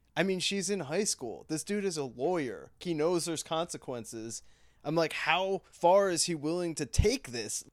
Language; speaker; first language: English; native; English